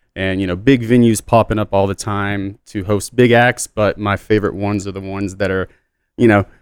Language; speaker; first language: English; native; English